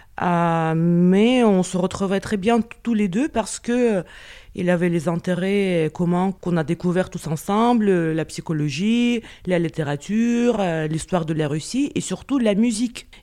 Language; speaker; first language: French; non-native, fluent; Russian